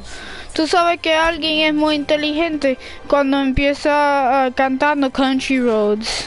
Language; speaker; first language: Spanish; early bilingual, heritage; English